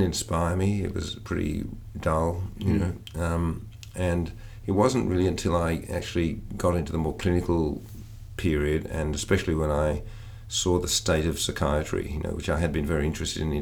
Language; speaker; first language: English; native; English